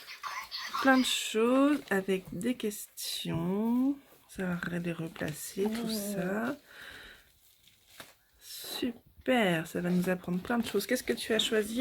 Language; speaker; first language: French; native; French